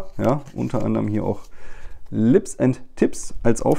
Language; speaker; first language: German; native; German